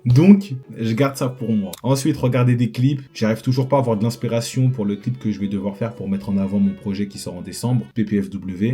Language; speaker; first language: French; native; French